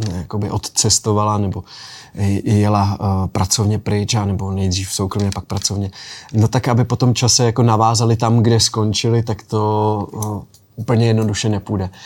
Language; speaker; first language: Czech; native; Czech